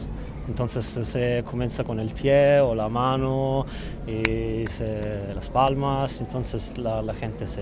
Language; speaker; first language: Spanish; non-native, learner; Italian